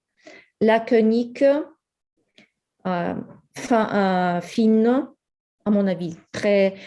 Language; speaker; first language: French; non-native, fluent; Ukrainian